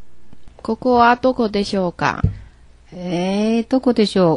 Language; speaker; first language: Japanese; non-native, learner; Chinese